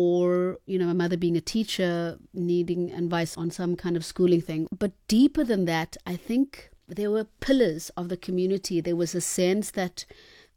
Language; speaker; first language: English; non-native, local second language; Xhosa